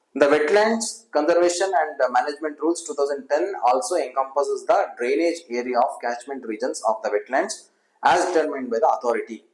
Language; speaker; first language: English; non-native, local second language; Kannada